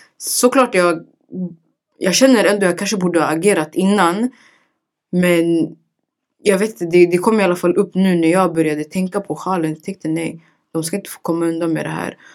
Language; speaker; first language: Swedish; early bilingual, other home language; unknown